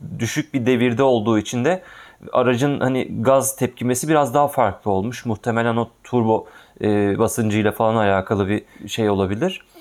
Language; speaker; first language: Turkish; native; Turkish